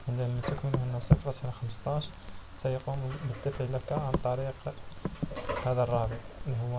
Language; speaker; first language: Arabic; native; Arabic